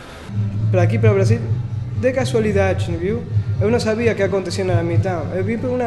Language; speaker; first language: Portuguese; non-native, fluent; Spanish